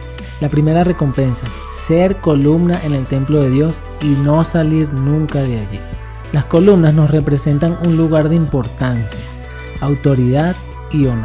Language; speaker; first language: Spanish; native; Spanish